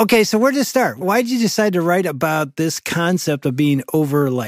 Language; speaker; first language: English; native; English